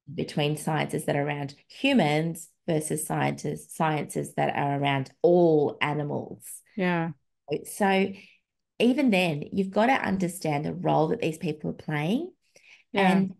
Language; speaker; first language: English; native; English